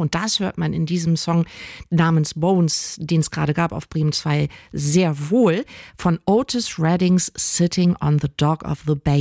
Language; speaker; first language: German; native; German